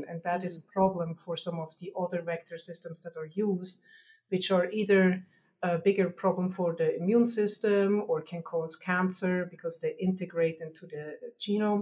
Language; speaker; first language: English; non-native, fluent; German